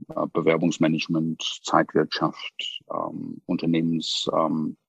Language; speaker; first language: German; non-native, fluent; English